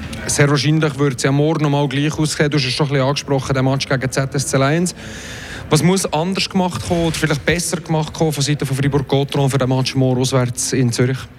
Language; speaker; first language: German; native; German